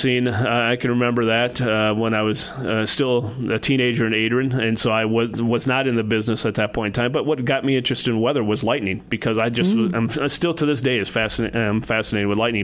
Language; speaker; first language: English; native; English